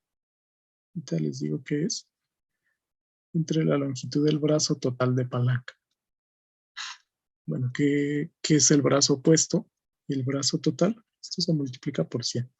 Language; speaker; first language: Spanish; native; Spanish